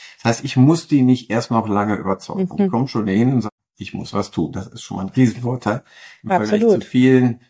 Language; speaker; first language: German; native; German